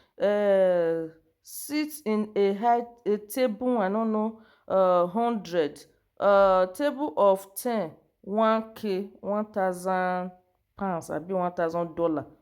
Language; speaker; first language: Nigerian Pidgin; native; Nigerian Pidgin